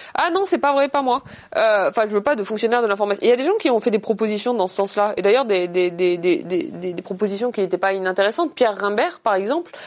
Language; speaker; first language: French; native; French